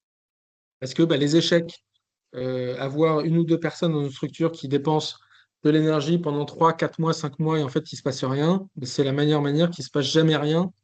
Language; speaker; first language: French; native; French